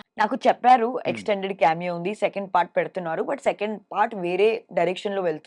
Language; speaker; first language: Telugu; non-native, fluent; Hindi